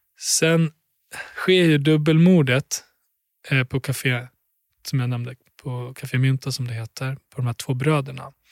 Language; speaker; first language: Swedish; early bilingual, other home language; Albanian